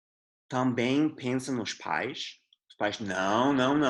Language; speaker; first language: Portuguese; non-native, fluent; English